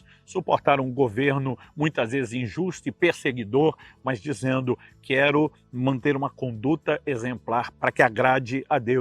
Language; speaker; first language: Portuguese; native; Portuguese